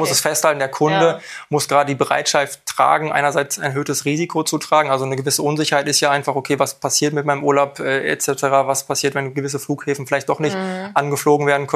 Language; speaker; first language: German; native; German